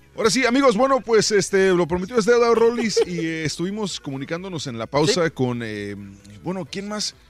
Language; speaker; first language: Spanish; native; Spanish